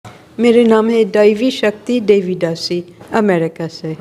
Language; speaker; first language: Hindi; non-native, fluent; English